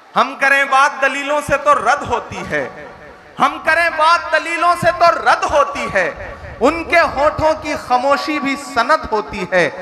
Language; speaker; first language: Hindi; non-native, local second language; Awadhi